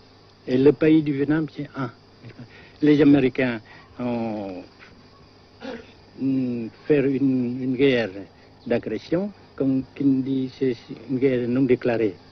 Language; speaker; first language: French; non-native, local second language; Vietnamese